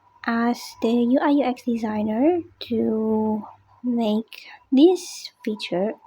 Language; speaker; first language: English; non-native, learner; Indonesian